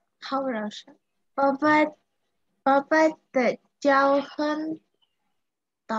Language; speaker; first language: Chinese; non-native, learner; Indonesian